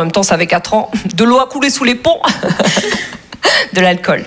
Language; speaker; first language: French; native; French